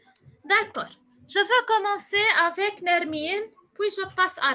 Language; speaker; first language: French; non-native, local second language; Arabic